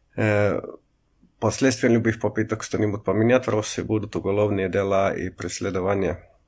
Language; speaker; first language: Russian; non-native, fluent; Finnish